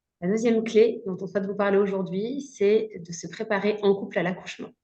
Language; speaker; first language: French; native; French